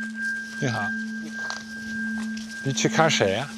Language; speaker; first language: Chinese; non-native, fluent; Dutch